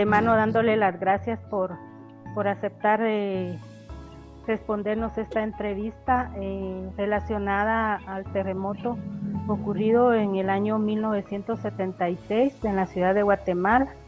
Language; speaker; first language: Spanish; native; Spanish